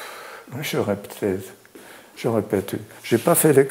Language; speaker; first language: French; non-native, fluent; German